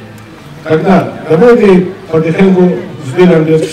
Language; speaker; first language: Russian; non-native, learner; Greek